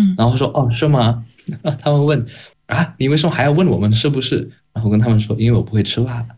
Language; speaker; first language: Chinese; non-native, fluent; Indonesian